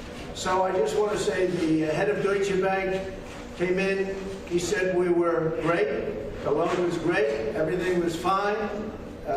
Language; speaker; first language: English; native; English